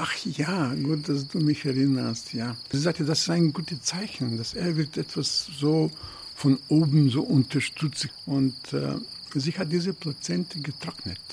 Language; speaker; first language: German; non-native, fluent; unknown